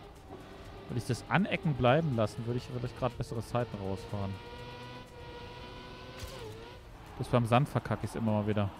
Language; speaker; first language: German; native; German